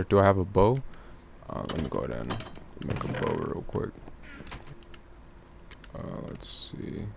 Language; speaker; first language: English; native; English